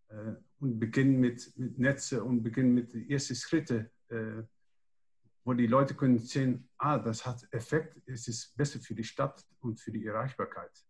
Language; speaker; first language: German; non-native, learner; Dutch